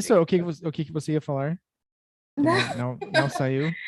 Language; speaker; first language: Portuguese; non-native, fluent; English